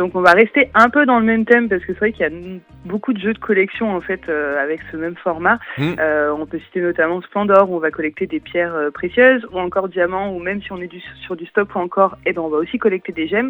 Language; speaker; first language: French; native; French